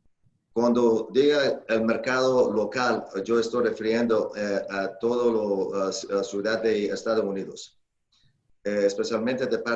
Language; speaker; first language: Spanish; non-native, learner; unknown